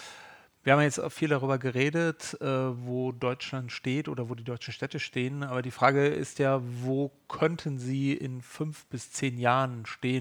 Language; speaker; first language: German; native; German